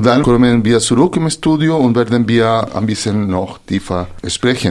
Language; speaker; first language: German; non-native, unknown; Spanish